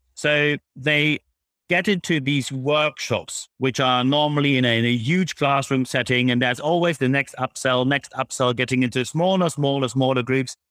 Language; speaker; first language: English; non-native, fluent; German